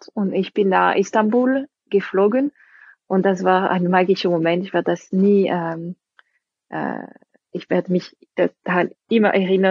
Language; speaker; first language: German; non-native, fluent; French